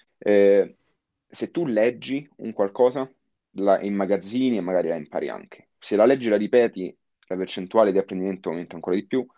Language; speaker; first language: Italian; native; Italian